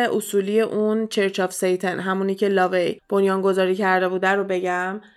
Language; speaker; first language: Persian; early bilingual, heritage; Persian